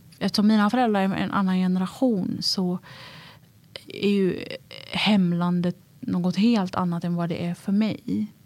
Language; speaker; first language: Swedish; early bilingual, other home language; Tigrinya